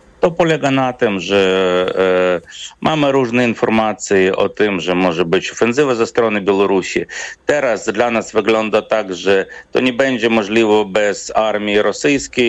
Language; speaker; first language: Polish; non-native, fluent; Ukrainian